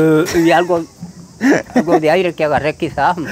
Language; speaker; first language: Spanish; native; Spanish